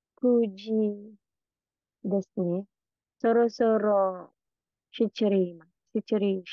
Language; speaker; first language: Japanese; non-native, learner; Filipino